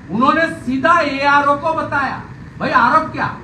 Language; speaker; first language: Hindi; non-native, local second language; Bangla